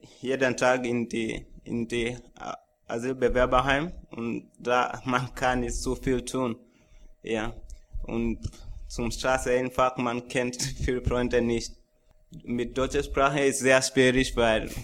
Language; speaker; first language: German; non-native, learner; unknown